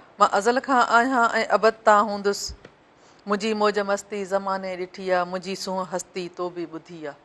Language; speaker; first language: Sindhi; native; Sindhi